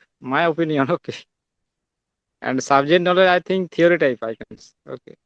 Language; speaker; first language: English; non-native, learner; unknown